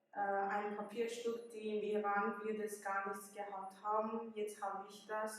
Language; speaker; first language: German; early bilingual, other home language; Persian